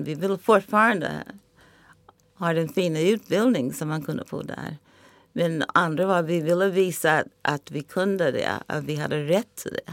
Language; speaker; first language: Swedish; non-native, fluent; English